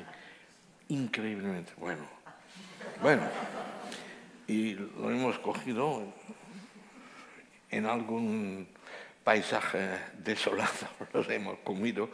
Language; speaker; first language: Spanish; non-native, fluent; Dutch